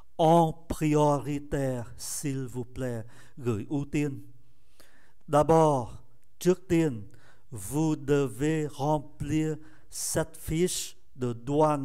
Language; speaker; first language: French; non-native, fluent; Vietnamese